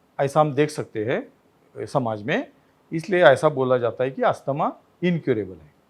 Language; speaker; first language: Hindi; non-native, local second language; Marathi